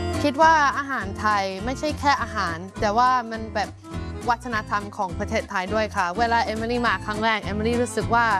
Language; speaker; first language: Thai; non-native, fluent; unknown